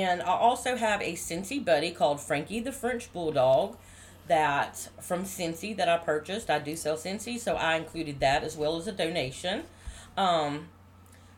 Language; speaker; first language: English; native; English